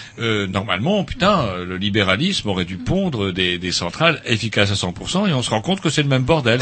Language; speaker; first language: French; native; French